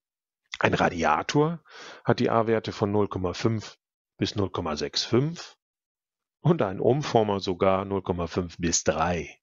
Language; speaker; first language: German; native; German